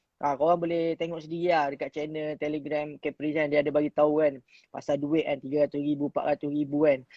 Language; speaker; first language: Malay; native; Malay